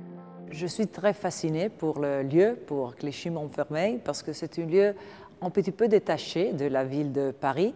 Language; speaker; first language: French; non-native, learner; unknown